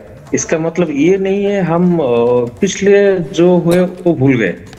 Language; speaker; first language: Hindi; non-native, local second language; Bangla